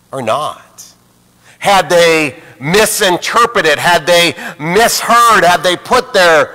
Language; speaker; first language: English; native; English